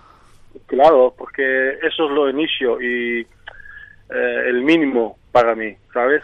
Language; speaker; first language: Spanish; non-native, fluent; Dutch